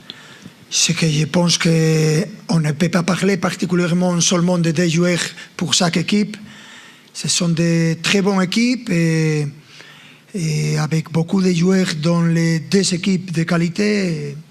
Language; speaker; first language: French; non-native, fluent; Spanish